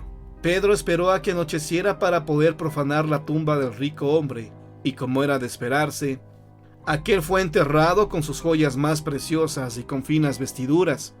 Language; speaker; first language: Spanish; native; Spanish